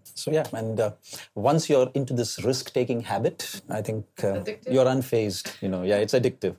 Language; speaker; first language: English; non-native, local second language; Malayalam